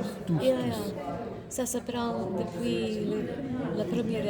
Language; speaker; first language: French; non-native, fluent; Slovenian